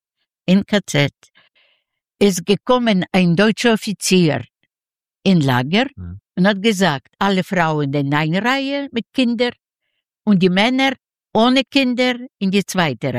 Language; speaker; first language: German; non-native, learner; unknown